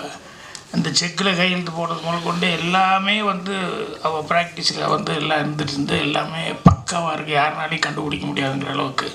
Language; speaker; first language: Tamil; native; Tamil